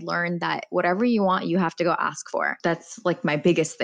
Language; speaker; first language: English; early bilingual, other home language; Persian